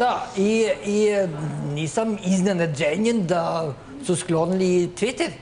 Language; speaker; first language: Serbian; non-native, learner; Norwegian